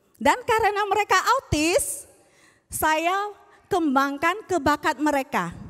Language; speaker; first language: Indonesian; native; Indonesian